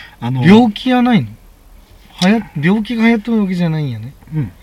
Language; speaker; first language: Japanese; native; Japanese